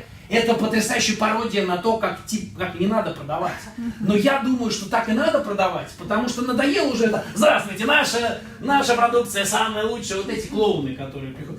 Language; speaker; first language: Russian; non-native, fluent; French